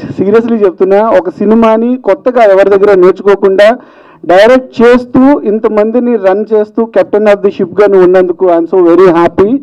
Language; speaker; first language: Telugu; native; Telugu